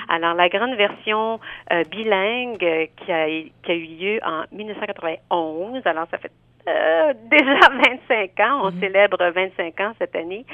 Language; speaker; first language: French; native; French